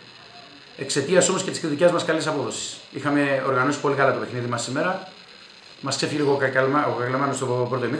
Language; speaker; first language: Greek; native; Greek